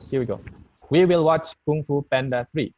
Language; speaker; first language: English; non-native, fluent; Indonesian